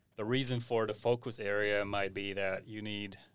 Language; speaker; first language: English; non-native, fluent; German